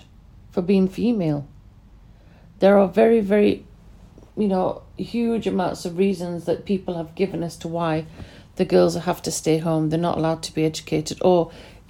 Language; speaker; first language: English; non-native, local second language; Pashto